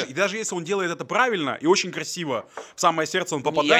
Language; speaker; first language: Russian; native; Russian